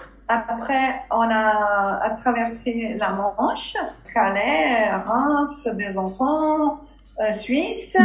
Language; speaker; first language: French; non-native, fluent; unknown